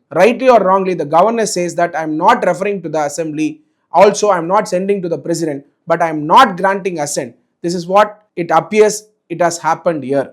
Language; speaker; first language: English; non-native, local second language; Tamil